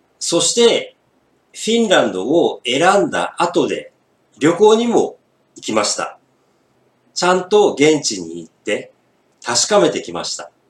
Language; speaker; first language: Japanese; native; Japanese